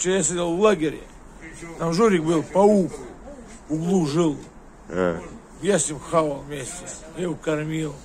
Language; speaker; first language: Russian; native; Russian